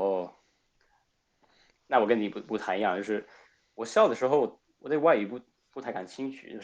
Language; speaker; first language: Chinese; non-native, fluent; Spanish